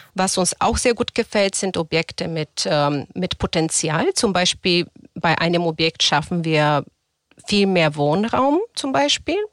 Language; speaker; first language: German; non-native, fluent; Bulgarian